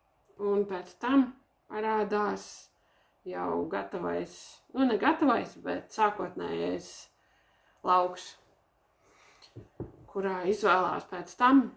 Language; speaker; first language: Latvian; native; Latvian